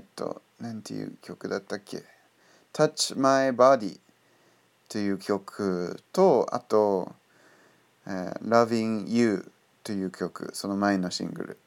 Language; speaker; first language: Japanese; non-native, fluent; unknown